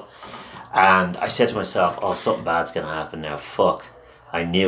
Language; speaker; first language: English; non-native, local second language; Irish